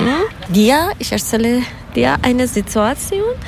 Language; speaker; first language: German; non-native, learner; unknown